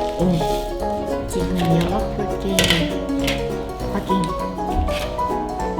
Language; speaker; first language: Korean; non-native, learner; Chinese